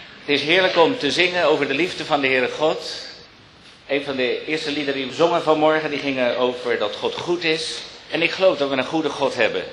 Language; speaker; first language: Dutch; native; Dutch